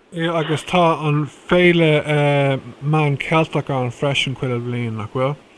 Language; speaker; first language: Irish; non-native, local second language; English